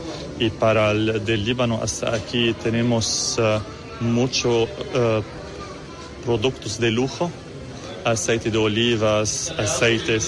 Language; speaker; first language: Spanish; non-native, fluent; Arabic